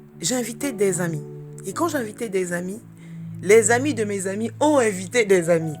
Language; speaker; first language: French; early bilingual, other home language; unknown